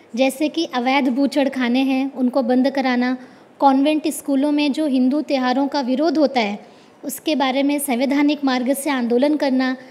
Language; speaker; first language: Hindi; native; Hindi